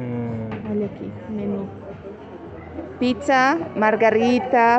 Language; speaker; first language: Spanish; non-native, learner; Portuguese